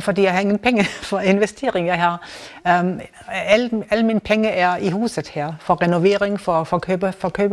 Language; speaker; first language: Danish; non-native, learner; German